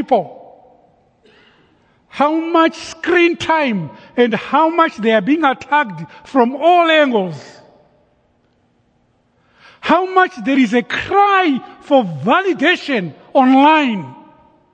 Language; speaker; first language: English; non-native, local second language; Shona